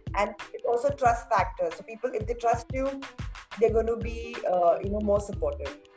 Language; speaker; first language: English; non-native, local second language; Hindi